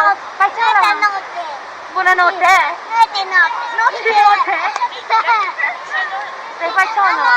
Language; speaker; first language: Italian; non-native, learner; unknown